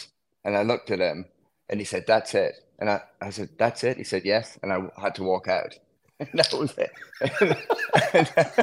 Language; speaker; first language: English; native; English